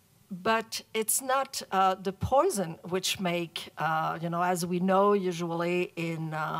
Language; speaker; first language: English; non-native, fluent; French